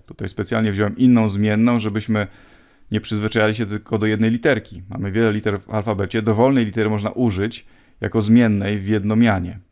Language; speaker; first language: Polish; native; Polish